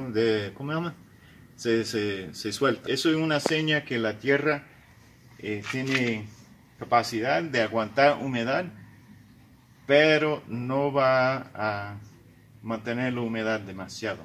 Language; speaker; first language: Spanish; non-native, fluent; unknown